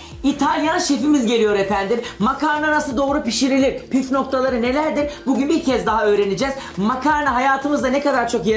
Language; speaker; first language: Turkish; native; Turkish